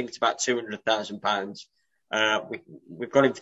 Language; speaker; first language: English; native; English